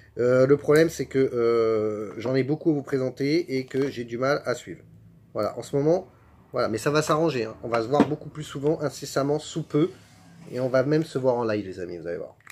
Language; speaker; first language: French; native; French